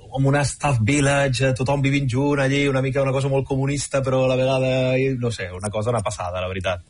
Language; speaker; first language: Catalan; native; Catalan